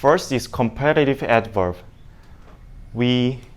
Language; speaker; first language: English; non-native, learner; Indonesian